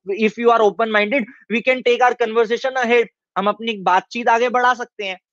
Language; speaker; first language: Hindi; native; Hindi